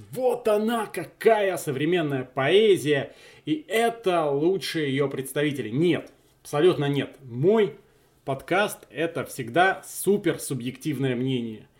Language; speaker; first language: Russian; native; Russian